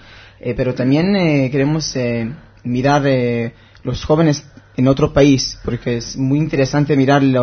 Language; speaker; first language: Spanish; non-native, learner; Hebrew